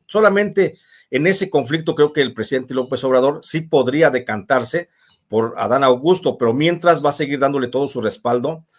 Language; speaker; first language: Spanish; native; Spanish